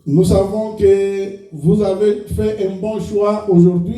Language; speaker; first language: French; non-native, local second language; Lingala